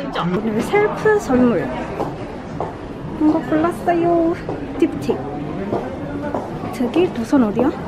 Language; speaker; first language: Korean; non-native, fluent; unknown